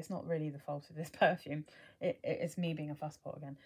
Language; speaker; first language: English; native; English